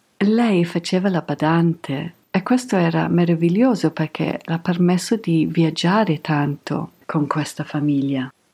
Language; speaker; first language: Italian; non-native, fluent; English